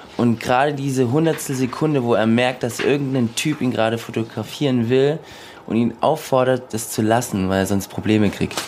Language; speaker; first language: German; early bilingual, other home language; Russian